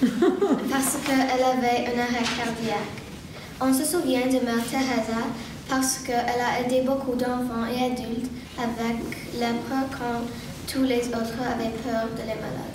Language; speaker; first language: French; non-native, learner; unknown